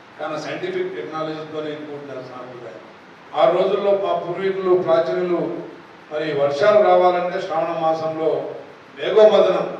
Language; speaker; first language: Telugu; non-native, local second language; Lambadi